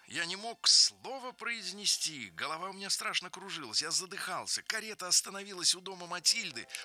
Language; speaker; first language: Russian; native; Russian